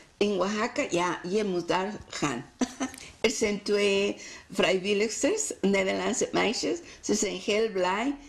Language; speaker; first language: Dutch; non-native, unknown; Spanish